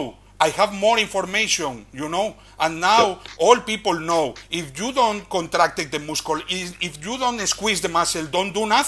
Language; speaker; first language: English; non-native, learner; Spanish